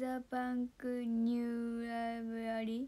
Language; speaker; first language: English; non-native, learner; Japanese